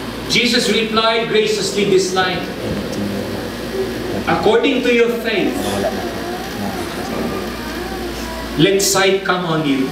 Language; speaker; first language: English; non-native, local second language; Cebuano